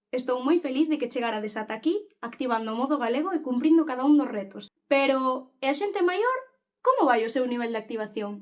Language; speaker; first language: Galician; early bilingual, other home language; Spanish